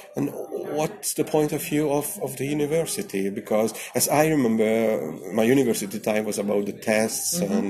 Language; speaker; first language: English; non-native, learner; Hungarian